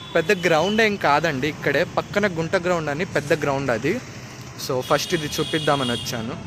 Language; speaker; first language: Telugu; non-native, local second language; Urdu